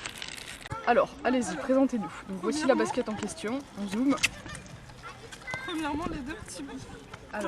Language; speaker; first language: French; native; French